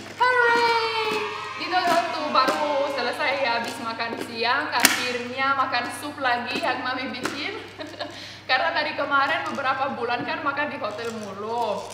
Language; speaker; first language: Indonesian; non-native, fluent; Romanian